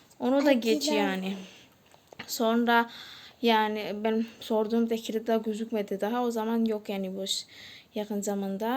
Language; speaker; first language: Turkish; non-native, fluent; Indonesian